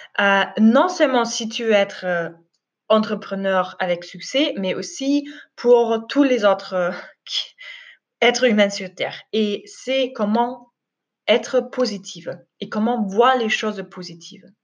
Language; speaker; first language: French; non-native, fluent; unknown